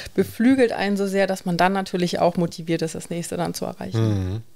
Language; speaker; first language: German; native; German